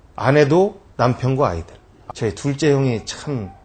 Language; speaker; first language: Korean; native; Korean